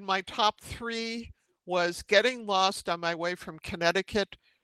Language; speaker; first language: English; native; English